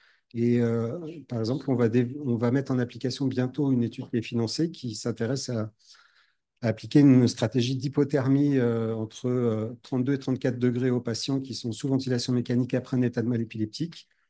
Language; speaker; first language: French; native; French